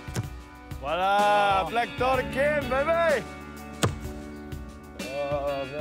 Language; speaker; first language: French; non-native, learner; English